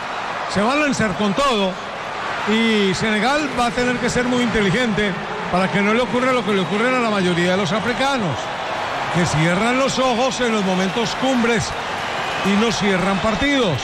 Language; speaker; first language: Spanish; native; Spanish